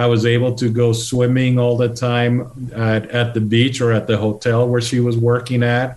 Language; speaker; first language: English; non-native, fluent; Spanish